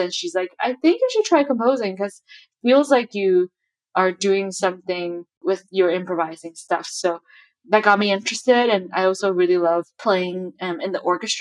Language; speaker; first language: English; non-native, local second language; Chinese